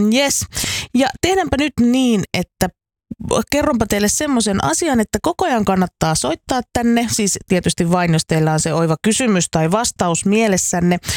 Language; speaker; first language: Finnish; native; Finnish